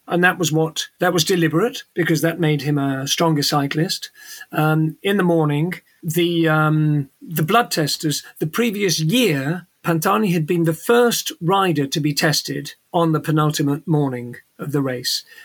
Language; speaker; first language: English; native; English